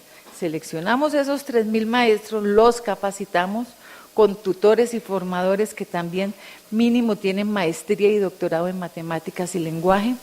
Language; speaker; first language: Spanish; native; Spanish